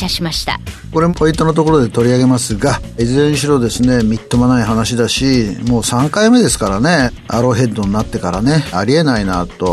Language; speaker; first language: Japanese; native; Japanese